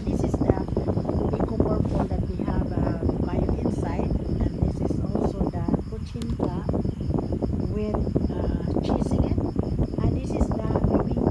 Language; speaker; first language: English; non-native, local second language; Cebuano